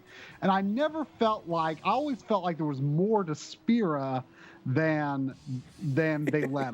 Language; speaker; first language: English; native; English